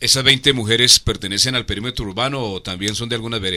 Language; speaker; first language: Spanish; native; Spanish